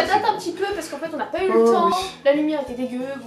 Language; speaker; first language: French; native; French